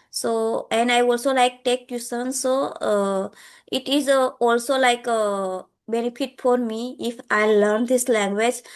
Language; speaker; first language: English; non-native, learner; Gujarati